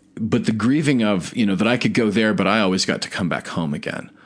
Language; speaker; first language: English; native; English